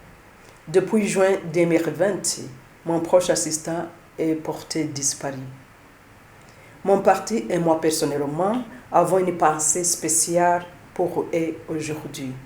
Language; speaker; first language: French; non-native, local second language; Kinyarwanda